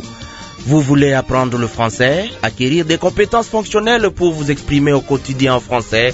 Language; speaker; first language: French; non-native, local second language; Lingala